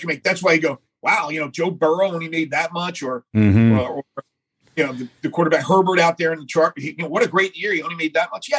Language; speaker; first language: English; native; English